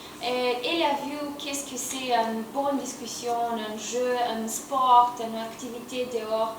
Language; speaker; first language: French; non-native, learner; Romanian